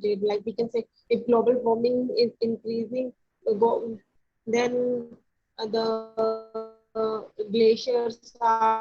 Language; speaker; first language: English; non-native, learner; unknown